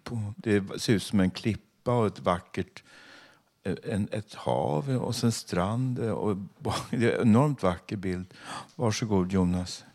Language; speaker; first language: Swedish; native; Swedish